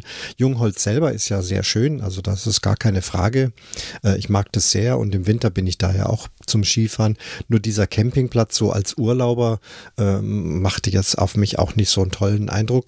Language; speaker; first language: German; native; German